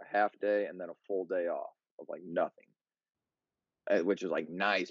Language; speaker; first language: English; native; English